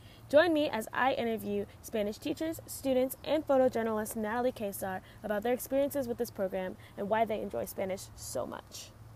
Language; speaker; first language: English; native; English